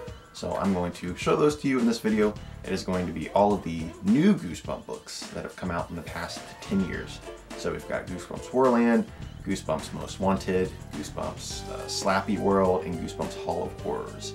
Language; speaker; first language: English; native; English